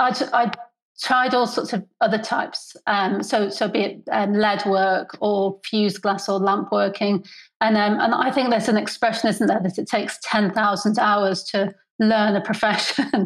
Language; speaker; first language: English; native; English